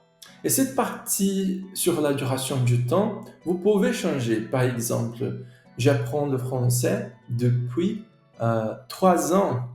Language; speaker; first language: French; non-native, fluent; Portuguese